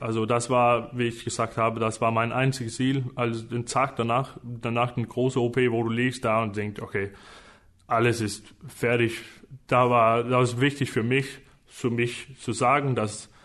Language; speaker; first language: German; non-native, fluent; Danish